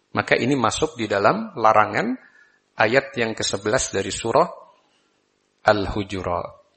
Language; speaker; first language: Malay; non-native, local second language; Javanese